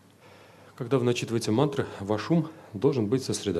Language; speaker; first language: Russian; native; Russian